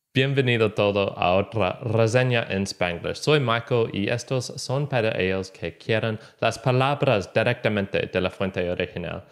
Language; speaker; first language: Spanish; non-native, fluent; English